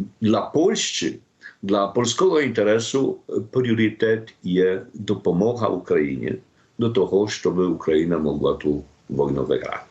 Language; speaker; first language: Ukrainian; non-native, learner; Polish